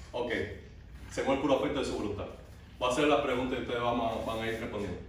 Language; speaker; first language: Spanish; native; Spanish